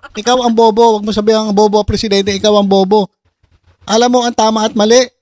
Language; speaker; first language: Filipino; native; Filipino